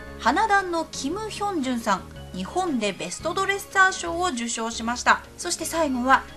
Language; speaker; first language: Japanese; native; Japanese